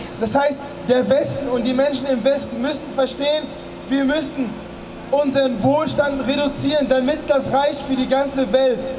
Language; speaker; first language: German; early bilingual, other home language; Arabic